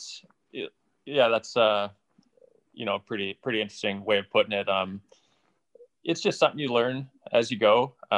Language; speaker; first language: English; native; English